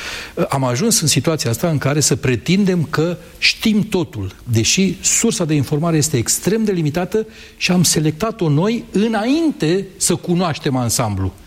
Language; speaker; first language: Romanian; native; Romanian